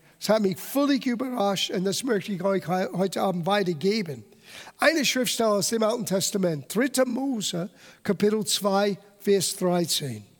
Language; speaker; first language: German; non-native, fluent; English